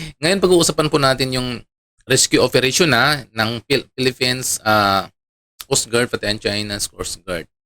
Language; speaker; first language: Filipino; non-native, local second language; Iloko